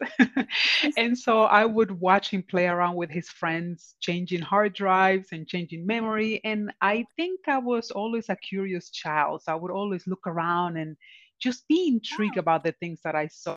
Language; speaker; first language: English; non-native, fluent; Spanish